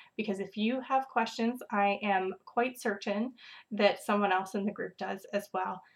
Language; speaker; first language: English; native; English